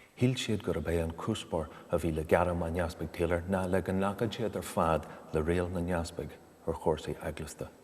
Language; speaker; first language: Irish; native; Irish